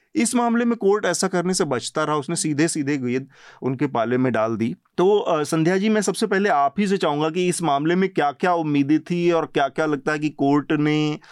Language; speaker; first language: Hindi; native; Hindi